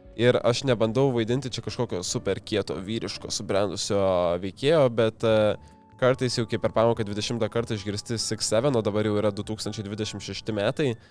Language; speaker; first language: Lithuanian; native; Lithuanian